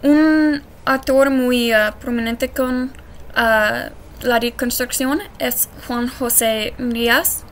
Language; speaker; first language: Spanish; non-native, learner; English